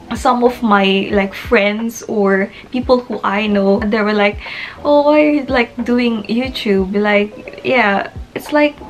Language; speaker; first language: English; non-native, local second language; Filipino